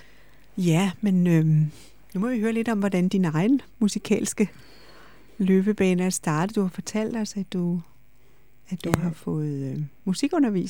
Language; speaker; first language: Danish; native; Danish